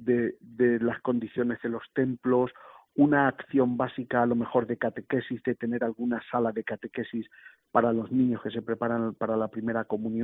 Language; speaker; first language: Spanish; native; Spanish